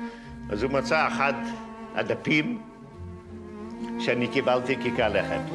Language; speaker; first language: Hebrew; non-native, fluent; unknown